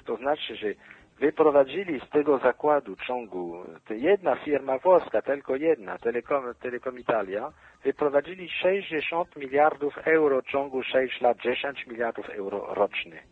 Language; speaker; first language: Polish; non-native, fluent; French